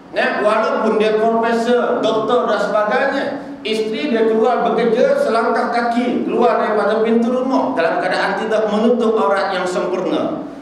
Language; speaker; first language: Malay; non-native, local second language; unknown